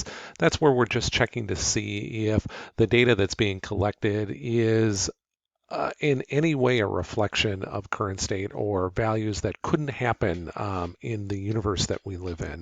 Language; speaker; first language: English; native; English